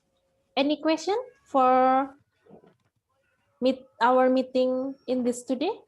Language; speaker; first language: English; non-native, fluent; Indonesian